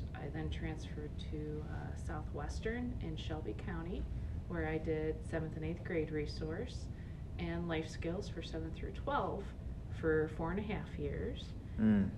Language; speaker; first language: English; native; English